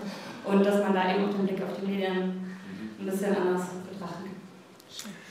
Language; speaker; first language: German; native; German